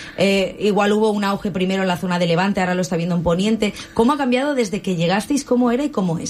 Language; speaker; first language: Spanish; native; Spanish